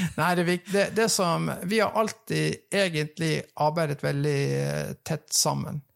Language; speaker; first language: Norwegian; native; Norwegian